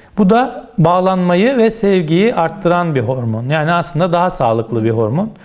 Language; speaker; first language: Turkish; native; Turkish